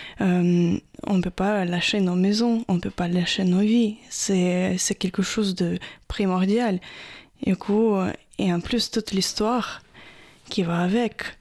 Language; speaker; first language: French; non-native, fluent; Russian